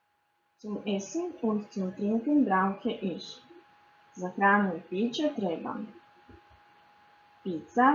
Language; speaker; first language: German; non-native, fluent; Croatian